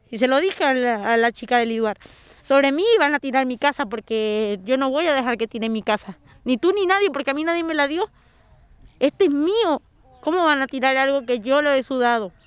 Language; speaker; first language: Spanish; native; Spanish